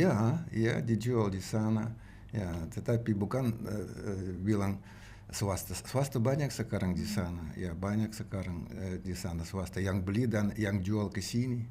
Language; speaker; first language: Indonesian; non-native, learner; Russian